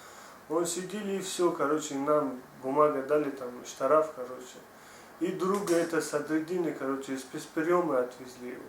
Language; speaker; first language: Russian; non-native, learner; Tajik